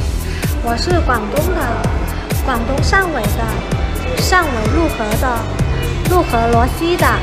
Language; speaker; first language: Chinese; non-native, local second language; Hakka Chinese